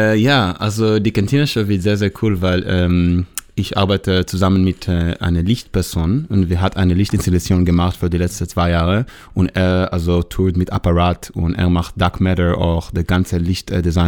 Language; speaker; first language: German; non-native, fluent; Hebrew